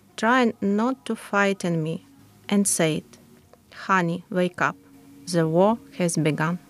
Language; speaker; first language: English; non-native, fluent; Ukrainian